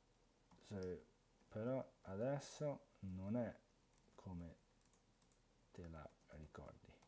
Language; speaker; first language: Italian; non-native, fluent; English